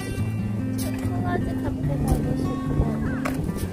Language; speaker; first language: Korean; non-native, learner; Dutch